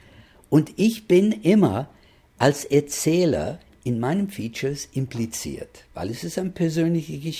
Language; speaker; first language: German; non-native, fluent; English